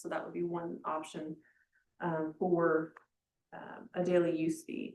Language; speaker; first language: English; native; English